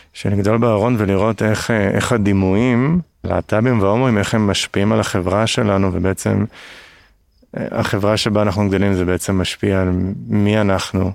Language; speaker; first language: Hebrew; native; Hebrew